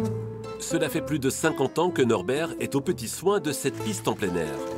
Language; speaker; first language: French; native; French